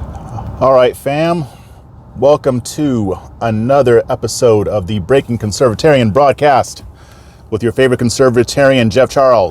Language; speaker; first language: English; native; English